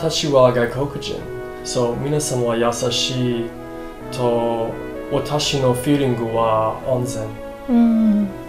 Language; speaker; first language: Japanese; non-native, learner; English